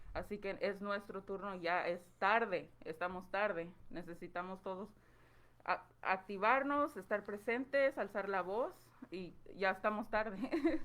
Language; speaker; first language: Spanish; early bilingual, heritage; Spanish